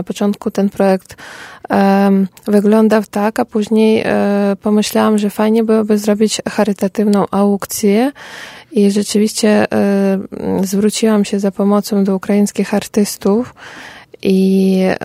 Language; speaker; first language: Polish; non-native, fluent; Ukrainian